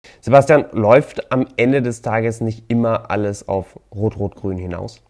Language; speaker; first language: German; native; German